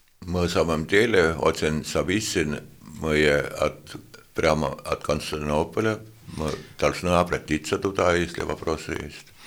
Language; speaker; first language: Russian; non-native, fluent; Estonian